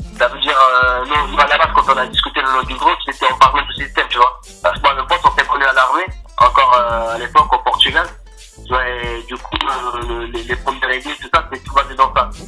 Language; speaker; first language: French; non-native, fluent; Portuguese